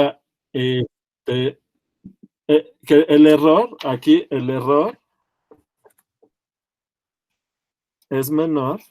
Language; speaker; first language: Spanish; native; Spanish